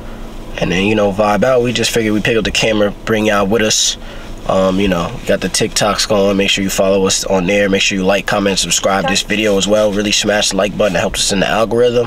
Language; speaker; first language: English; native; English